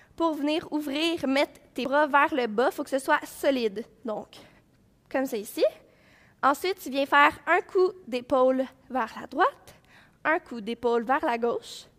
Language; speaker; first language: French; native; French